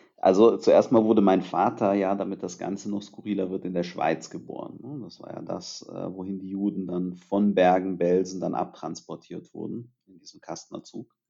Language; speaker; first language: German; early bilingual, other home language; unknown